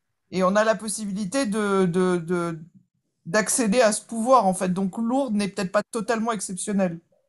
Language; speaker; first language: French; native; French